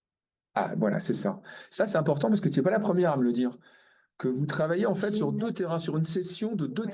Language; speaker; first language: French; native; French